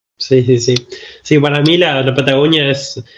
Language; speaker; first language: Spanish; native; Spanish